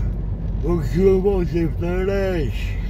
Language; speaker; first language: French; native; French